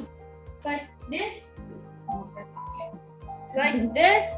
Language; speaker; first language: English; non-native, learner; Indonesian